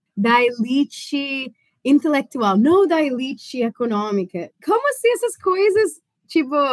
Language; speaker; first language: Portuguese; non-native, fluent; English